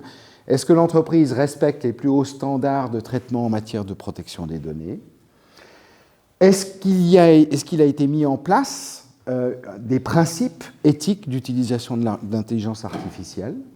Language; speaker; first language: French; native; French